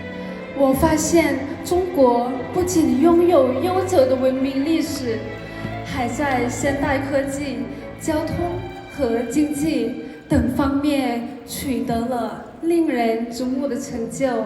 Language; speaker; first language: Chinese; non-native, fluent; Lao